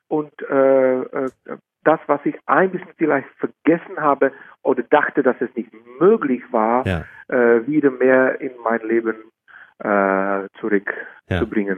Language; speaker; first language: German; non-native, fluent; Czech